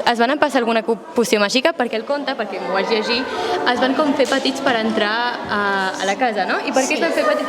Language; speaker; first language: Catalan; native; Catalan